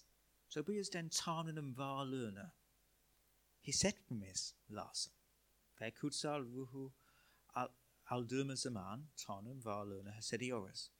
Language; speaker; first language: Turkish; non-native, fluent; English